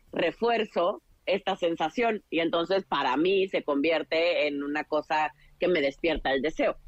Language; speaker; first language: Spanish; native; Spanish